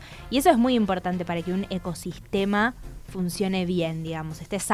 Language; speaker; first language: Spanish; native; Spanish